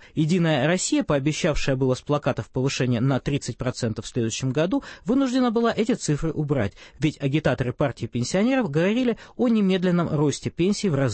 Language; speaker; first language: Russian; native; Russian